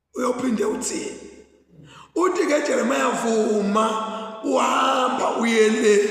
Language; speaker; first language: Zulu; non-native, local second language; Swati